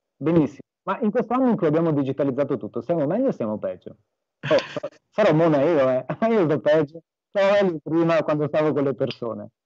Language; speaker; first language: Italian; native; Italian